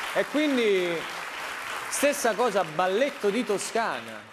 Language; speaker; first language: Italian; native; Italian